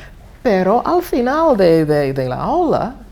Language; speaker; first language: Spanish; non-native, fluent; English